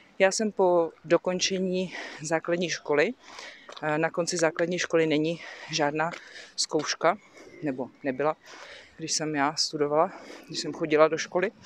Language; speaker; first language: Czech; native; Czech